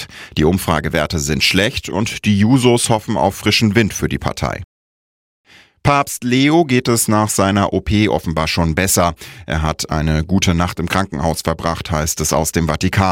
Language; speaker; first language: German; native; German